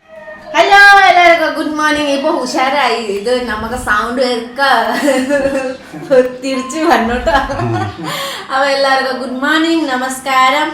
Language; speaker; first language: Malayalam; non-native, fluent; Nepali